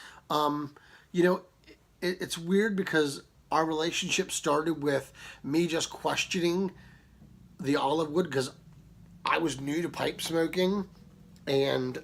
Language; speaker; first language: English; native; English